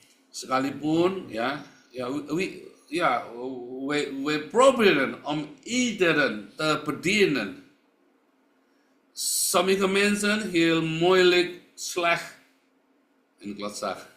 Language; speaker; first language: Dutch; non-native, learner; Indonesian